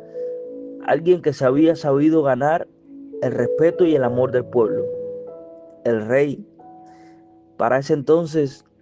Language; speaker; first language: Spanish; native; Spanish